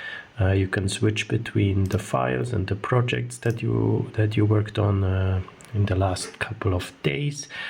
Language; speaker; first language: English; non-native, fluent; German